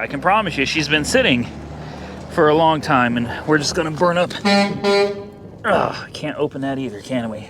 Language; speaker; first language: English; native; English